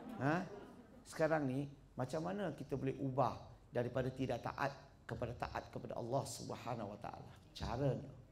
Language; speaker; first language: Malay; non-native, local second language; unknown